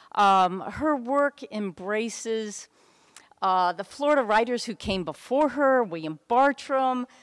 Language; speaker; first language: English; native; English